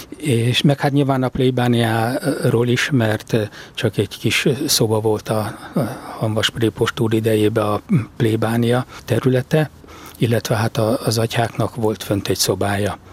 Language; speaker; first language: Hungarian; native; Hungarian